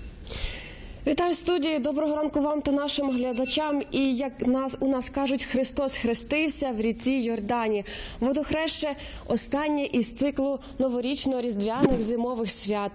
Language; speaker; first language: Ukrainian; native; Ukrainian